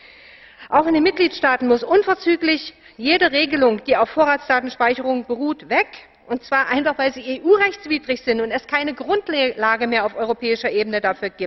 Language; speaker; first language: German; native; German